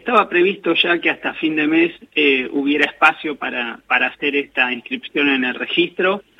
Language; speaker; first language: Spanish; native; Spanish